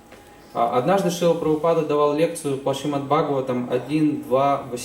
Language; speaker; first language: Russian; native; Russian